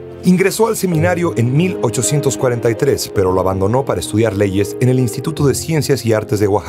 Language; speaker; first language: Spanish; native; Spanish